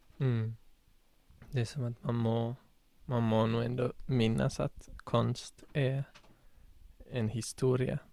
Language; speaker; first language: Swedish; native; Swedish